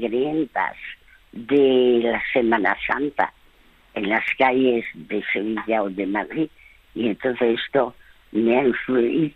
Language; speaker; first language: Spanish; non-native, fluent; French